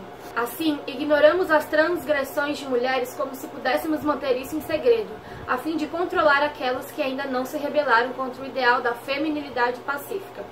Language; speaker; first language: Portuguese; native; Portuguese